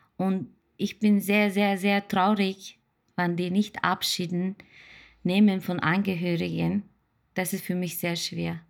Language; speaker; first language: German; non-native, learner; Turkish